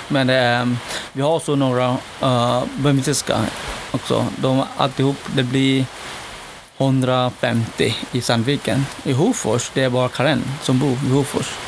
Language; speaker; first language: Swedish; non-native, learner; S'gaw Karen